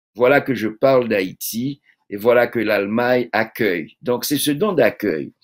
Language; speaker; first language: French; native; French